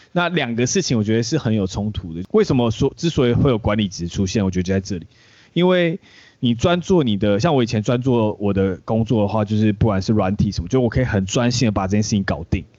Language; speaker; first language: Chinese; native; Chinese